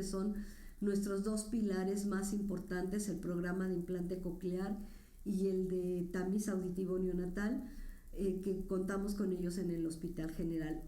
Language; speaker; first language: Spanish; native; Spanish